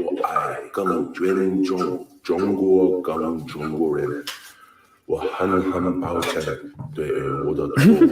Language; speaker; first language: Chinese; non-native, learner; English